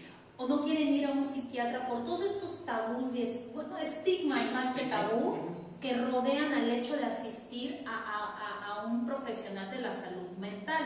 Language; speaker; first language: Spanish; native; Spanish